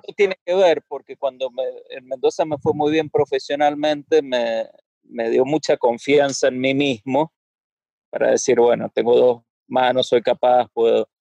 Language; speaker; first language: Spanish; native; Spanish